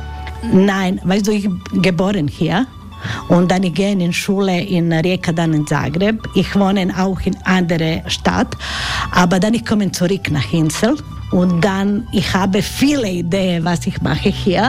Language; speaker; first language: German; non-native, learner; Croatian